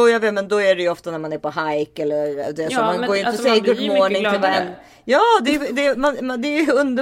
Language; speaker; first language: Swedish; native; Swedish